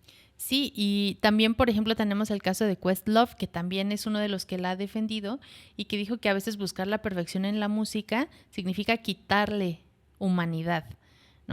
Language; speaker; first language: Spanish; native; Spanish